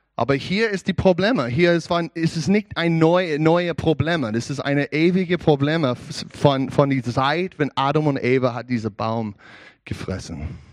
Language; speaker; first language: German; non-native, learner; English